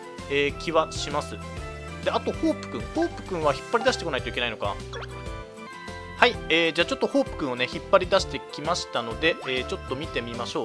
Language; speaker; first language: Japanese; native; Japanese